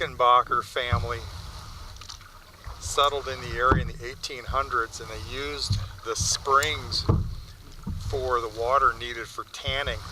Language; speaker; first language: English; native; English